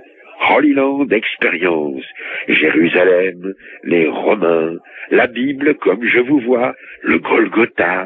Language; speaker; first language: French; native; French